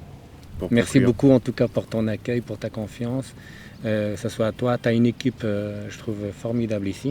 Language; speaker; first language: French; non-native, local second language; Arabic